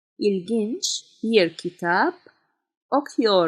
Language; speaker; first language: Turkish; non-native, fluent; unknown